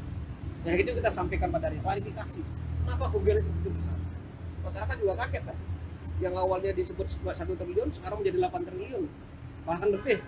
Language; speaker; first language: Indonesian; native; Indonesian